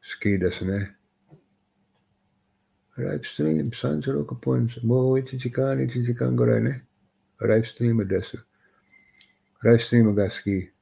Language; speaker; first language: Japanese; non-native, learner; English